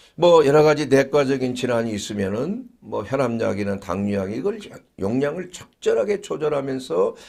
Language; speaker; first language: Korean; native; Korean